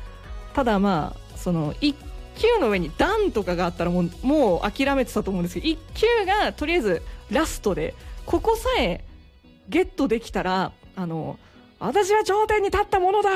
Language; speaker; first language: Japanese; native; Japanese